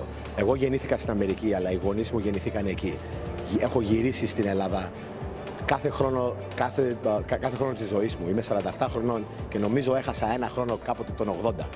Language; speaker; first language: Greek; early bilingual, heritage; Greek